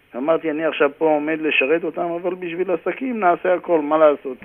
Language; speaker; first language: Hebrew; native; Hebrew